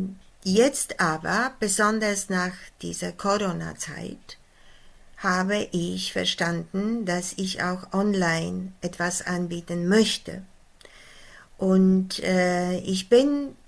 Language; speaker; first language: German; non-native, fluent; Polish